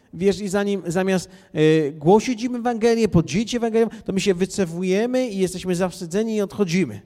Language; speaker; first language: Polish; native; Polish